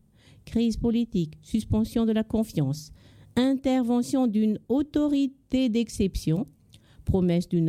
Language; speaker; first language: French; non-native, local second language; Malagasy